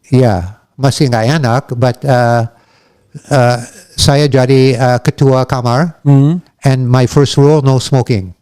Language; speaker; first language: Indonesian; non-native, learner; English